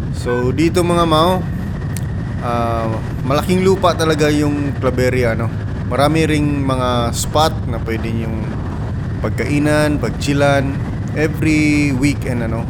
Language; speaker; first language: Filipino; non-native, local second language; Cebuano